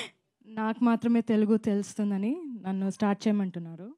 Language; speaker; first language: Telugu; non-native, fluent; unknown